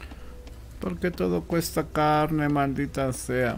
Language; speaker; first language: Spanish; native; Spanish